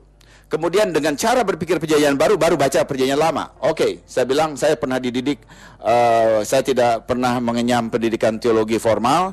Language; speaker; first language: Indonesian; native; Indonesian